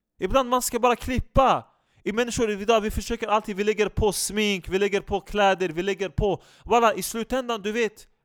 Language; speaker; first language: Swedish; non-native, fluent; Turkish